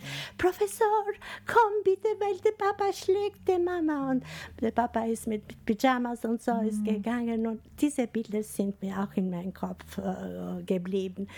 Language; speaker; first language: German; non-native, fluent; Albanian